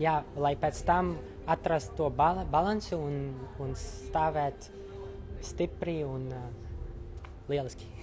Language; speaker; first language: Latvian; non-native, local second language; Russian